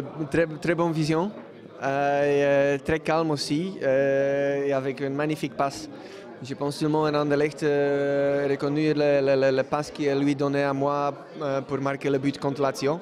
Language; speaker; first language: French; non-native, learner; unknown